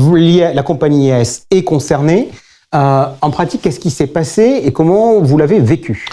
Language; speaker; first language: French; native; French